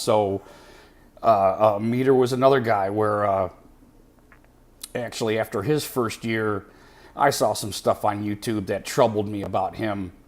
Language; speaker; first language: English; native; English